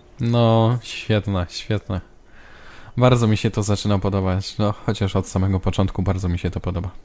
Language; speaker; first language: Polish; native; Polish